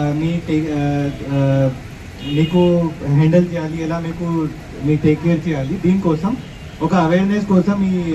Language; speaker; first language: Telugu; non-native, fluent; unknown